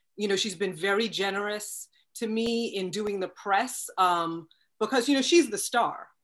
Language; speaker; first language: English; native; English